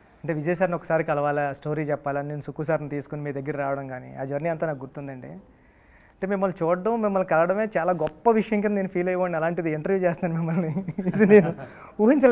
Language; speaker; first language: Telugu; native; Telugu